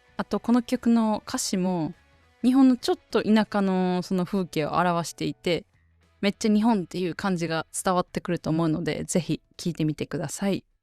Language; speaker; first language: Japanese; native; Japanese